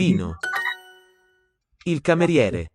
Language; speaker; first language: Italian; non-native, learner; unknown